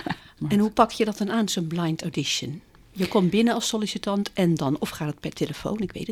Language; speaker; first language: Dutch; native; Dutch